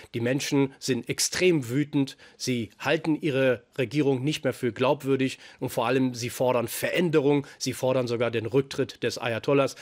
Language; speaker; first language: German; early bilingual, other home language; Persian